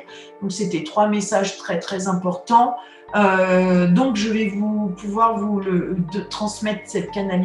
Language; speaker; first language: French; native; French